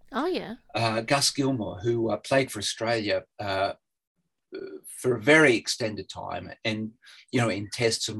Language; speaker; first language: English; native; English